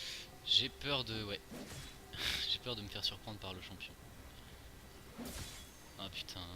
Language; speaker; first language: French; native; French